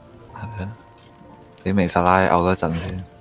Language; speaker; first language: Chinese; native; Chinese